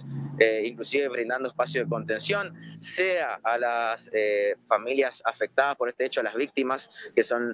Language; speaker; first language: Spanish; native; Spanish